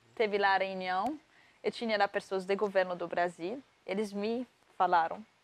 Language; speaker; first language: Portuguese; non-native, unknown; Arabic